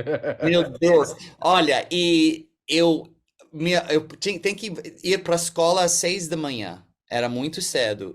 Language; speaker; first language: Portuguese; early bilingual, heritage; English